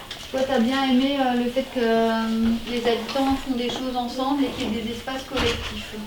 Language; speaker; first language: French; native; French